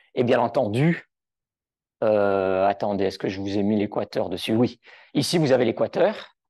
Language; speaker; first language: French; native; French